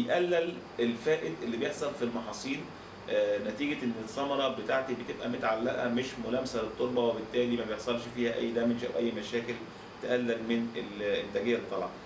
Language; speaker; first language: Arabic; native; Arabic